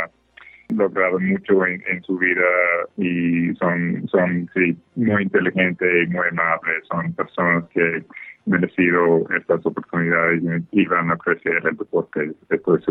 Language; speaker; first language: Spanish; non-native, fluent; English